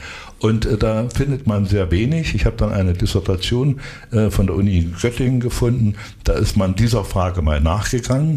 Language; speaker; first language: German; native; German